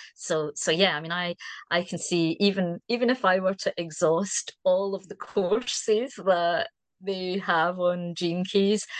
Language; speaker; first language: English; native; English